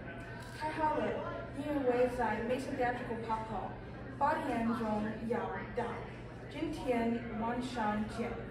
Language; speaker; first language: Chinese; non-native, learner; English